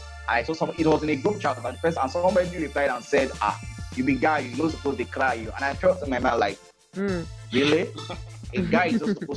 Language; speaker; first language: English; non-native, local second language; Yoruba